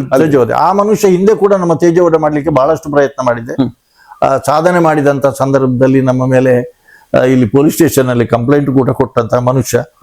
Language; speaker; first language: Kannada; non-native, local second language; Tulu